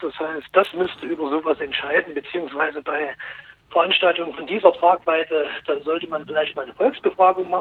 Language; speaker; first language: German; native; German